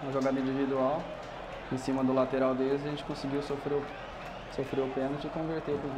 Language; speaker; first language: Portuguese; native; Portuguese